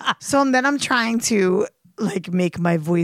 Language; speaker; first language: English; native; English